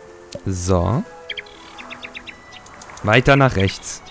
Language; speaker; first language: German; native; German